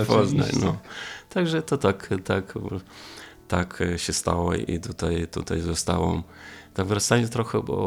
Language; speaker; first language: Polish; non-native, fluent; Romanian